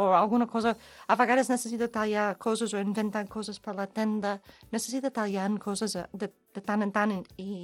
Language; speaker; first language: Catalan; non-native, learner; English